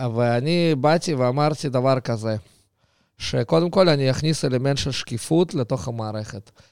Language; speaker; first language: Hebrew; early bilingual, other home language; Russian